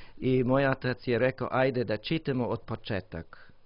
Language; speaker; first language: Croatian; non-native, learner; English